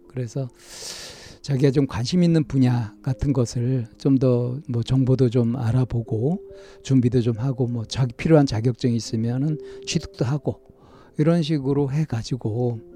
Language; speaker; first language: Korean; native; Korean